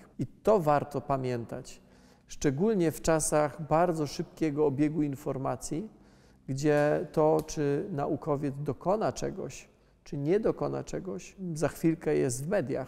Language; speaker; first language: Polish; native; Polish